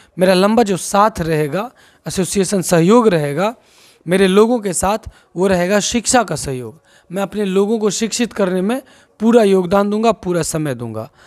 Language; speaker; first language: Hindi; non-native, local second language; Maithili